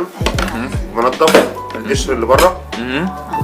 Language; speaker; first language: Arabic; native; Arabic